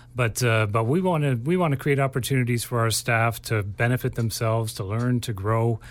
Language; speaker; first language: English; native; English